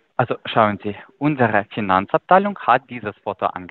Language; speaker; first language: German; non-native, fluent; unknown